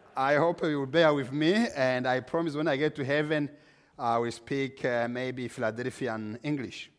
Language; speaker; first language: English; non-native, local second language; Kinyarwanda